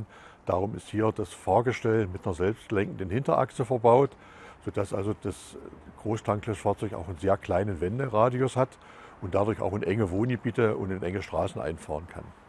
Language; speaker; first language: German; native; German